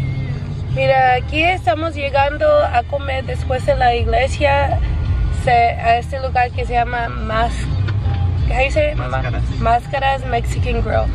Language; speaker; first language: Spanish; non-native, learner; English